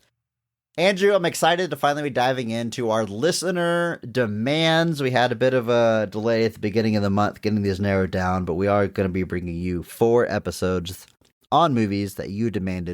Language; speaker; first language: English; native; English